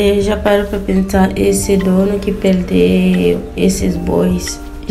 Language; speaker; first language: Portuguese; non-native, fluent; Haitian Creole